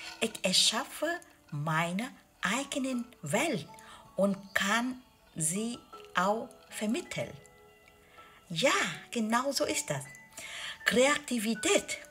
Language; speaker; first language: German; non-native, learner; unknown